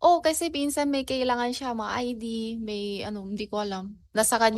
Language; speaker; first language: Filipino; non-native, learner; Chinese